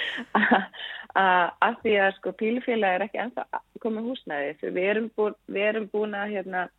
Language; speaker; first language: Icelandic; native; Icelandic